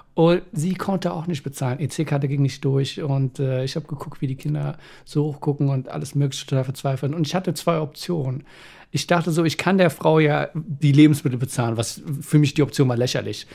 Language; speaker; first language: German; early bilingual, other home language; Persian